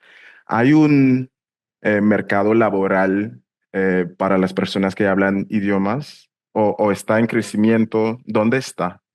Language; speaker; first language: Spanish; non-native, fluent; English